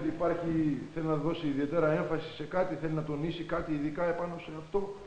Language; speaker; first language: Greek; native; Greek